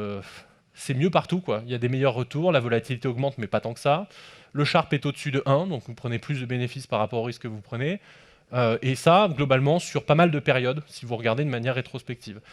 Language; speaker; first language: French; native; French